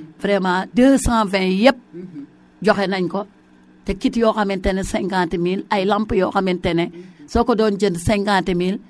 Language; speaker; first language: Wolof; non-native, local second language; Serer